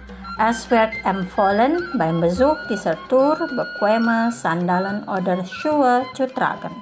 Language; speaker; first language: German; non-native, fluent; Indonesian